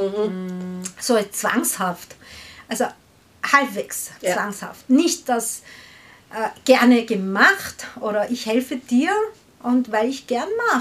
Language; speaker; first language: German; non-native, learner; Korean